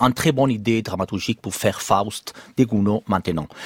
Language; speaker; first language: French; non-native, fluent; Spanish